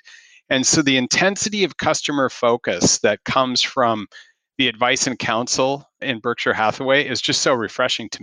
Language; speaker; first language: English; native; English